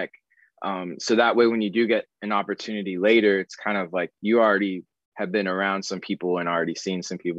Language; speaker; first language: English; native; English